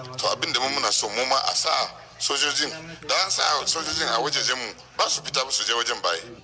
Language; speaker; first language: Hausa; non-native, local second language; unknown